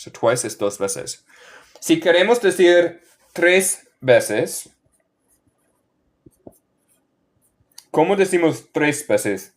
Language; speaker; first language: Spanish; non-native, fluent; English